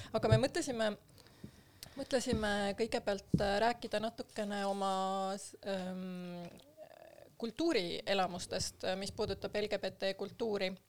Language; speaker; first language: Estonian; native; Estonian